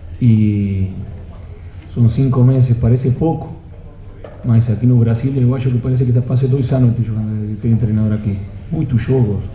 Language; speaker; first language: Portuguese; non-native, fluent; Spanish